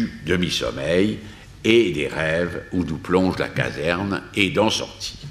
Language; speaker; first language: French; native; French